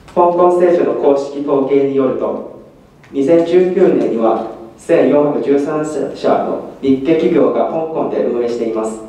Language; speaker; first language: Japanese; non-native, fluent; Cantonese